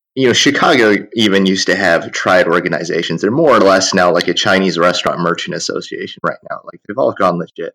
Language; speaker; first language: English; early bilingual, other home language; Chinese